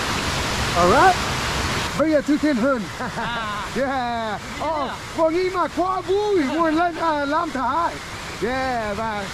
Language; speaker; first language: Vietnamese; non-native, learner; English